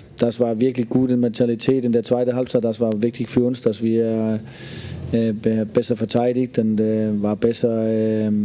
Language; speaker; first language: German; non-native, learner; Danish